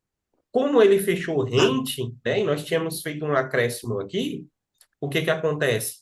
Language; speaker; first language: Portuguese; native; Portuguese